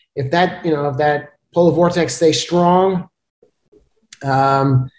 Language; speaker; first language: English; native; English